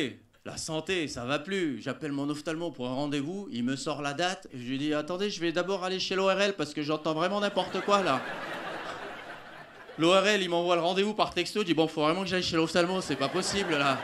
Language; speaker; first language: French; native; French